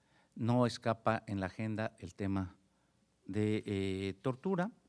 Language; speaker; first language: Spanish; native; Spanish